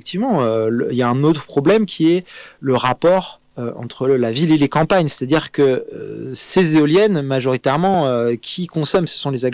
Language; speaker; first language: French; native; French